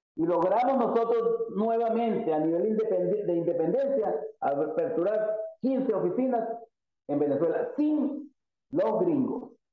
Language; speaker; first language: Spanish; native; Spanish